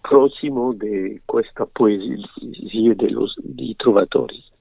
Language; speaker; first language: Italian; early bilingual, other home language; French